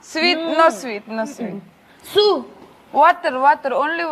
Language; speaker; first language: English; non-native, learner; Turkish